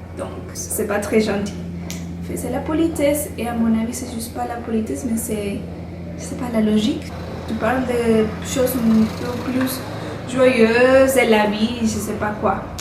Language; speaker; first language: French; non-native, fluent; Spanish